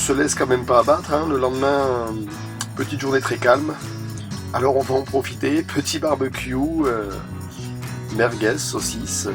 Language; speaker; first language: French; native; French